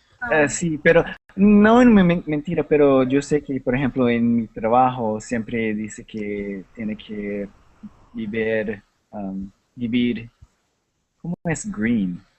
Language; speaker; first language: Spanish; non-native, learner; English